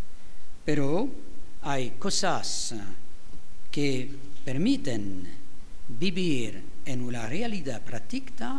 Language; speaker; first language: Spanish; non-native, fluent; French